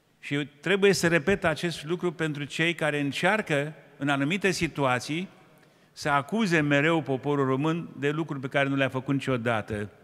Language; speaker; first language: Romanian; native; Romanian